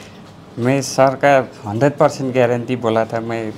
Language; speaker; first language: Hindi; non-native, learner; Nepali